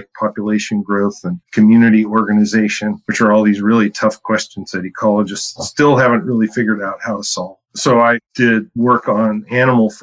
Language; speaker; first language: English; native; English